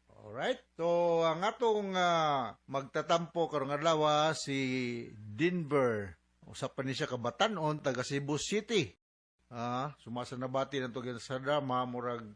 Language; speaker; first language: Cebuano; native; Cebuano